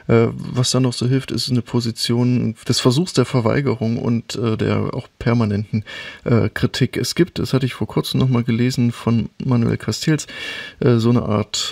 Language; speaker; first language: German; native; German